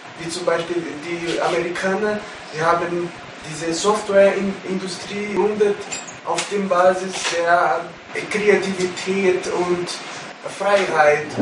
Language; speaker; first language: German; non-native, fluent; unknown